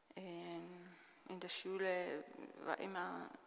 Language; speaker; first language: German; non-native, fluent; Hebrew